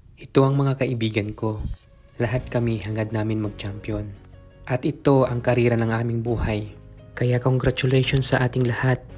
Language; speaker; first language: Filipino; non-native, local second language; Hiligaynon